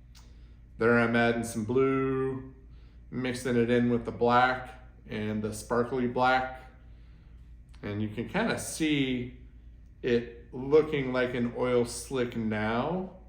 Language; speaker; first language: English; native; English